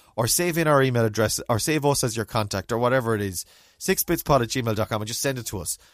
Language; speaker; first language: English; native; English